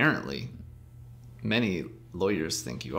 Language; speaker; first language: English; native; English